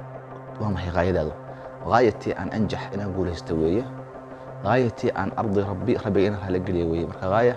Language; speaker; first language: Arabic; non-native, local second language; Somali